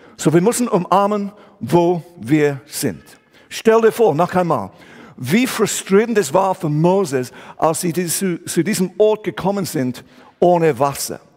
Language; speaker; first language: German; non-native, fluent; English